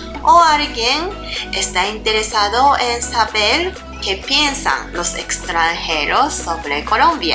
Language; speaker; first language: Spanish; non-native, learner; Japanese